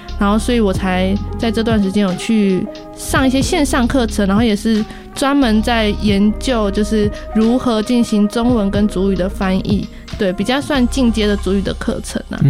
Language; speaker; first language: Chinese; non-native, local second language; Amis